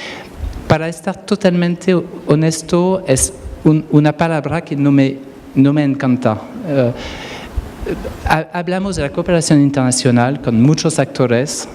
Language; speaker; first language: Spanish; non-native, fluent; French